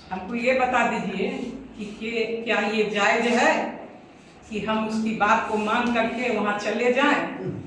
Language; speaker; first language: Hindi; native; Hindi